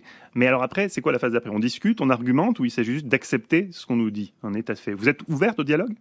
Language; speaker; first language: French; native; French